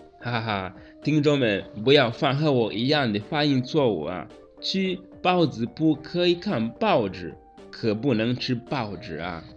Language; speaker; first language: Chinese; non-native, fluent; Kinyarwanda